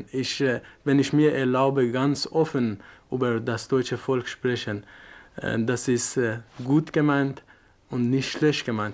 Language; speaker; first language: German; non-native, learner; Persian